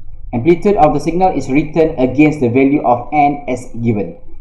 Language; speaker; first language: English; non-native, local second language; Malay